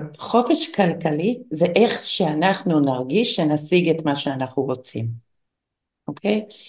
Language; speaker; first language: Hebrew; non-native, fluent; English